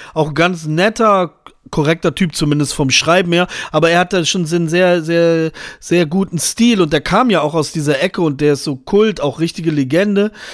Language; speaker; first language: German; native; German